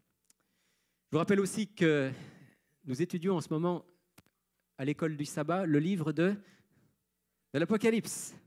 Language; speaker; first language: French; native; French